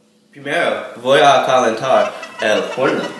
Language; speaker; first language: Spanish; non-native, learner; English